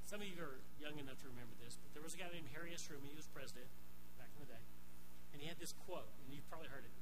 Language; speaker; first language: English; native; English